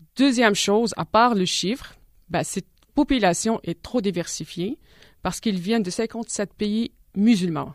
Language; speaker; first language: French; non-native, local second language; Arabic